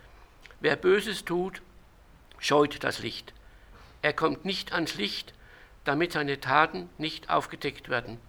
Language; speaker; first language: German; native; German